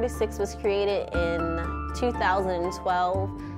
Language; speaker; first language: English; native; English